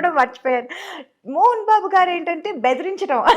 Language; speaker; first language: Telugu; non-native, local second language; Tamil